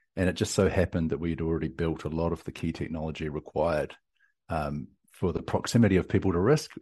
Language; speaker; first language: English; native; English